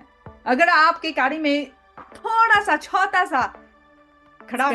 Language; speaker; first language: Hindi; non-native, learner; Chinese